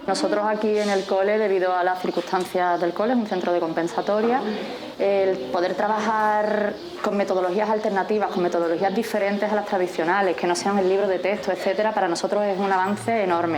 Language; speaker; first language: Spanish; native; Spanish